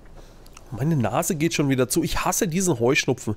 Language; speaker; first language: German; native; German